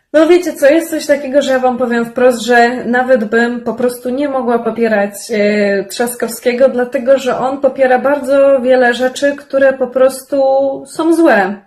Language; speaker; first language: Polish; native; Polish